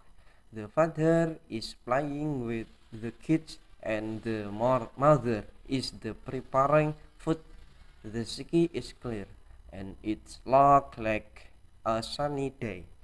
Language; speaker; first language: English; non-native, learner; Indonesian